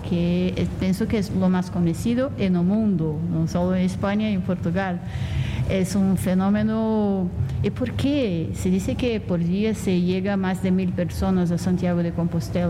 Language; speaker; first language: Spanish; non-native, learner; Portuguese